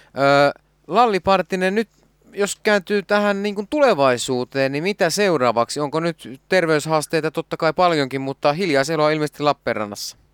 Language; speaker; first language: Finnish; native; Finnish